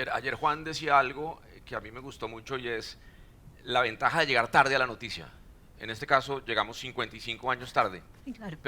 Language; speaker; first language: Spanish; native; Spanish